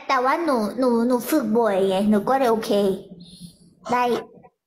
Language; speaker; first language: Thai; early bilingual, other home language; Korean